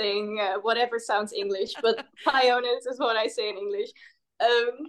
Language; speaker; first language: English; non-native, fluent; Dutch